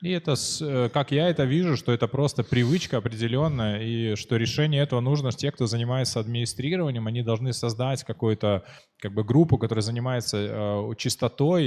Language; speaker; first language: Russian; native; Russian